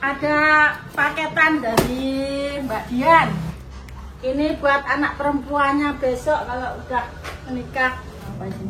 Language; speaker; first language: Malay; non-native, local second language; Javanese